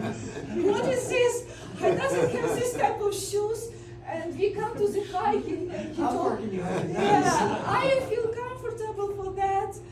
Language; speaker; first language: English; non-native, learner; Russian